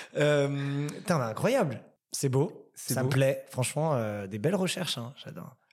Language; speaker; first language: French; native; French